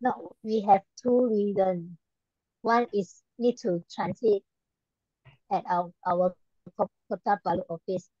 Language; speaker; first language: English; non-native, learner; Malay